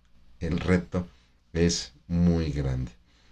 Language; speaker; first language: Spanish; native; Spanish